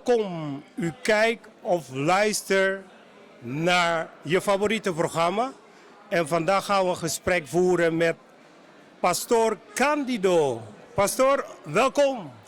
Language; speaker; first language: Dutch; non-native, local second language; Papiamento